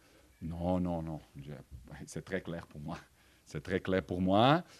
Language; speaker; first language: French; non-native, fluent; Portuguese